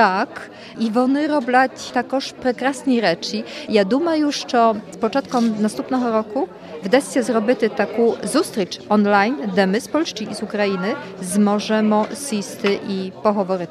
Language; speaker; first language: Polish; non-native, learner; Ukrainian